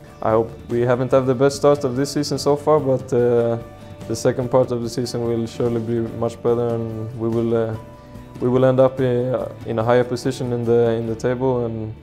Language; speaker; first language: English; non-native, fluent; Swedish